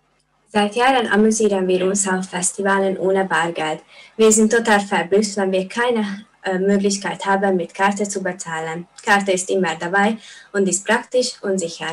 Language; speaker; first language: German; non-native, fluent; Hungarian